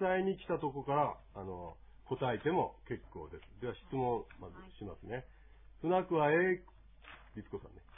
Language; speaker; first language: Japanese; native; Japanese